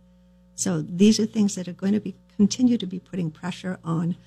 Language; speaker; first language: English; native; English